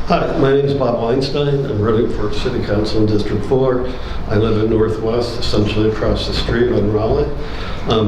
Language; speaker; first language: English; native; English